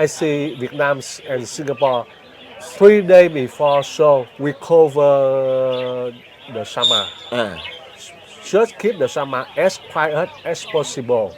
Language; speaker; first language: English; non-native, learner; Vietnamese